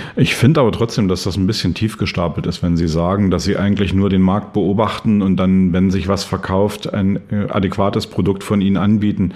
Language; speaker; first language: German; native; German